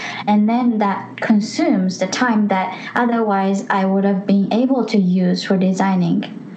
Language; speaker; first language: English; non-native, fluent; Japanese